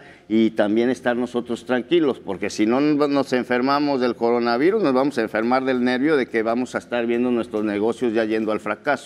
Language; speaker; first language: Spanish; native; Spanish